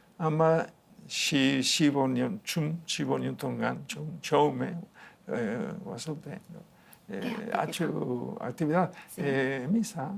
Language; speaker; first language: Korean; non-native, learner; Spanish